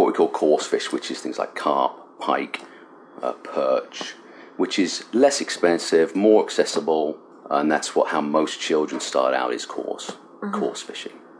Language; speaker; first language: English; native; English